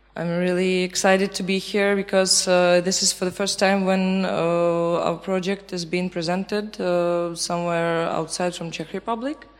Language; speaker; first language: English; non-native, fluent; Belarusian